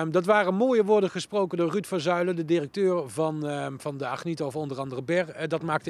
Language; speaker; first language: Dutch; native; Dutch